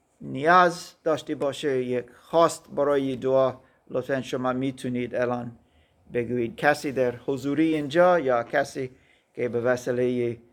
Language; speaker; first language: Persian; non-native, learner; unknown